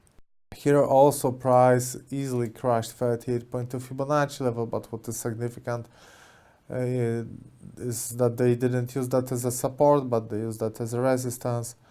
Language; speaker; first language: English; non-native, fluent; Polish